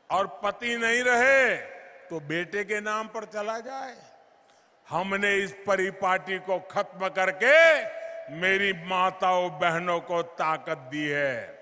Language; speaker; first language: Hindi; non-native, local second language; Gujarati